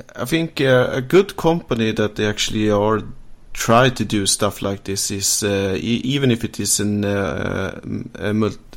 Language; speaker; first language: English; non-native, fluent; Swedish